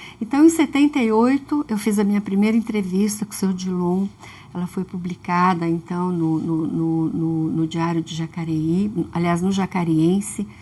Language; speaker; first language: Portuguese; early bilingual, other home language; Russian